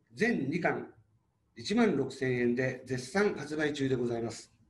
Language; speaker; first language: Japanese; native; Japanese